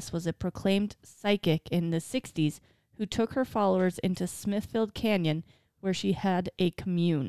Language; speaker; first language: English; native; English